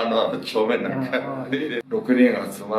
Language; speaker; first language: Japanese; early bilingual, heritage; Japanese